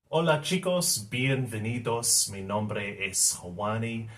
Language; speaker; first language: Spanish; non-native, fluent; English